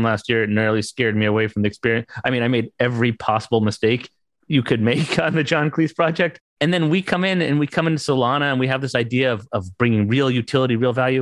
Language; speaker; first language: English; native; English